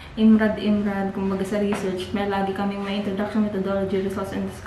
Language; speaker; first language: Filipino; non-native, local second language; Bikol